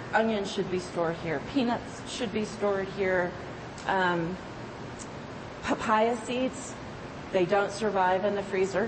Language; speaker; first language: English; native; English